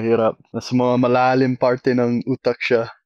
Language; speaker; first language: Filipino; non-native, fluent; English